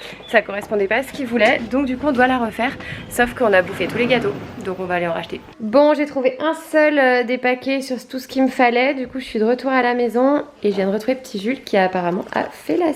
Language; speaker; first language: French; native; French